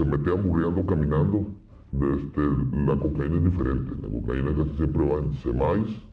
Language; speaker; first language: Spanish; native; Spanish